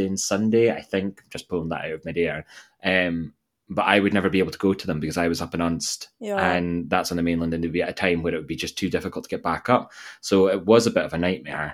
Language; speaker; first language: English; native; English